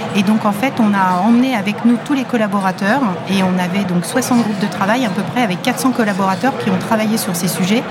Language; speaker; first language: French; native; French